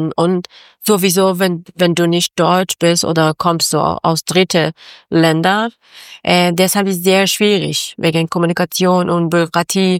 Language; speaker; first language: German; non-native, learner; Persian